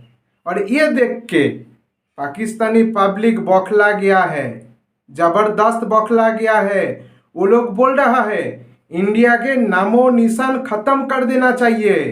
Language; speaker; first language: Hindi; non-native, local second language; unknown